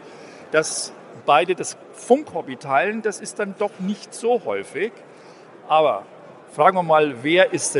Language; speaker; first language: German; native; German